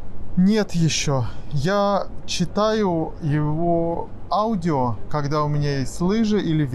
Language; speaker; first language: Russian; native; Russian